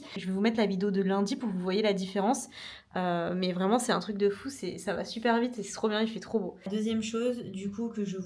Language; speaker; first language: French; native; French